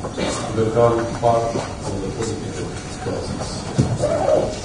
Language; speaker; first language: English; non-native, fluent; Albanian